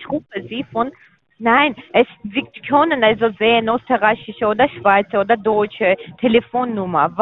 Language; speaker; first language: German; non-native, learner; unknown